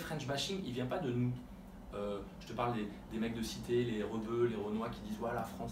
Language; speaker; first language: French; early bilingual, other home language; Arabic